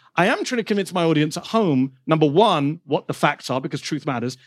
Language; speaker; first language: English; native; English